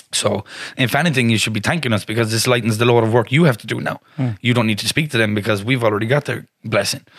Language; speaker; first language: English; native; English